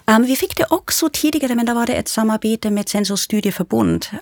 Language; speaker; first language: Swedish; non-native, fluent; German